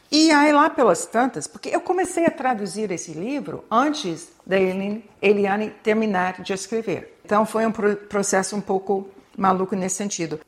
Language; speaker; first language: Portuguese; non-native, fluent; English